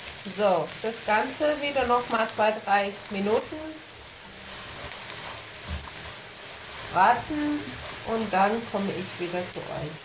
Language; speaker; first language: German; non-native, fluent; Persian